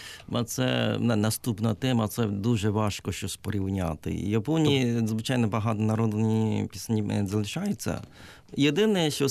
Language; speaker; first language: Ukrainian; non-native, learner; Japanese